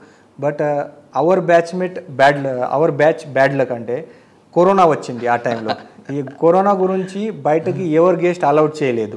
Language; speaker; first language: Telugu; non-native, learner; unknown